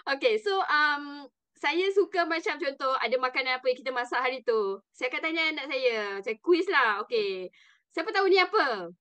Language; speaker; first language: Malay; native; Malay